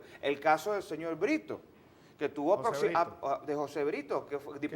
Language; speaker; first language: Spanish; native; Spanish